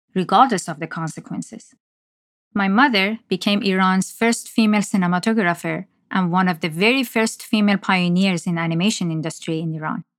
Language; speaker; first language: English; non-native, fluent; Persian